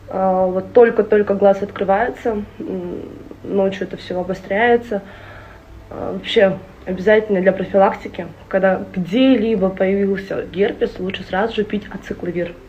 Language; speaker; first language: Russian; native; Russian